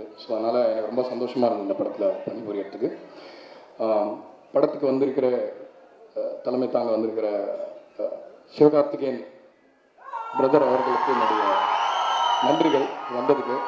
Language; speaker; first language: Tamil; native; Tamil